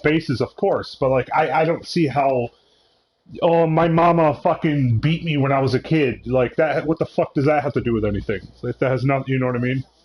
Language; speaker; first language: English; native; English